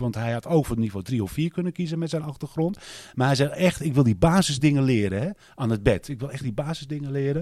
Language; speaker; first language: Dutch; native; Dutch